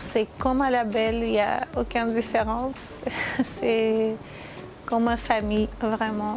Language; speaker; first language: French; non-native, fluent; Armenian